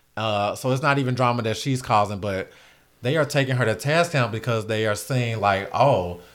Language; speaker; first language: English; native; English